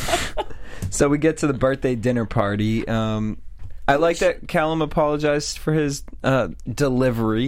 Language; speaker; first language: English; native; English